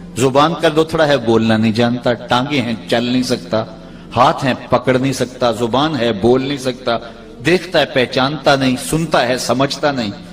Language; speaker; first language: Urdu; non-native, local second language; Punjabi